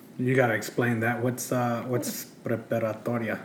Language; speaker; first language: English; early bilingual, other home language; Spanish